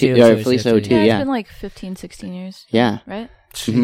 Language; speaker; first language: English; native; English